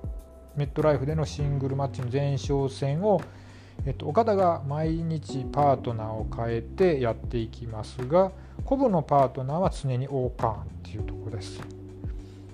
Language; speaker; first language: Japanese; native; Japanese